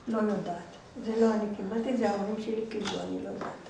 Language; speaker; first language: Hebrew; non-native, fluent; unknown